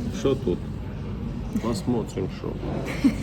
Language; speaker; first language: Russian; non-native, learner; Georgian